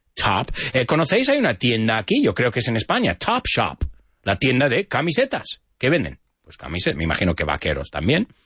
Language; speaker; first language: Spanish; non-native, fluent; English